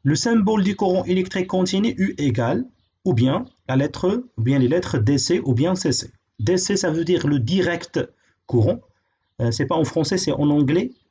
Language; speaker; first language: French; non-native, local second language; Arabic